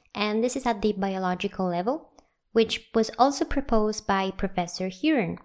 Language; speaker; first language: English; non-native, fluent; Spanish